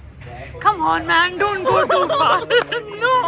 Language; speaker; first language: English; non-native, local second language; Hindi